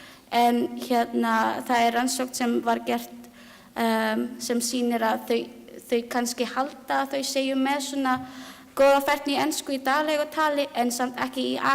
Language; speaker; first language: Icelandic; non-native, learner; Filipino